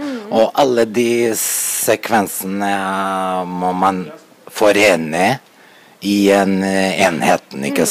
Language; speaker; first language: Norwegian; non-native, fluent; Serbian